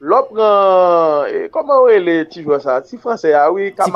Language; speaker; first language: French; non-native, local second language; Haitian Creole